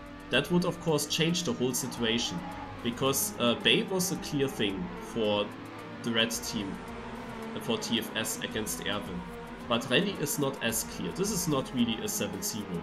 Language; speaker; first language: English; non-native, fluent; German